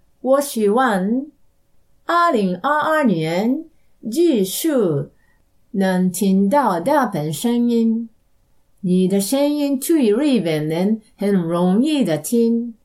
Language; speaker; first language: Chinese; non-native, learner; Japanese